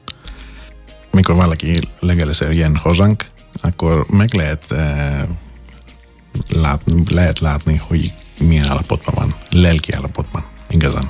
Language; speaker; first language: Hungarian; non-native, learner; Greek